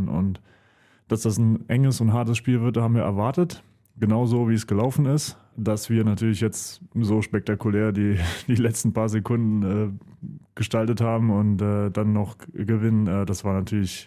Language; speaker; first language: German; native; German